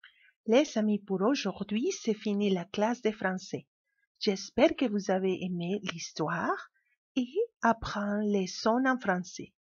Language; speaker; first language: French; non-native, fluent; Spanish